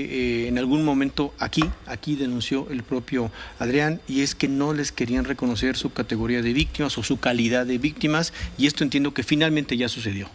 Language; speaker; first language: Spanish; native; Spanish